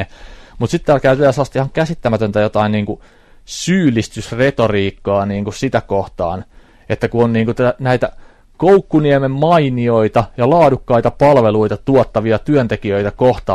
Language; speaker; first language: Finnish; native; Finnish